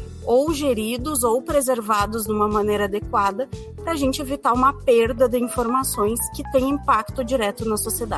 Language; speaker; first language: Portuguese; native; Portuguese